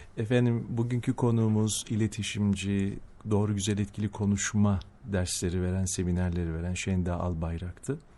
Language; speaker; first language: Turkish; native; Turkish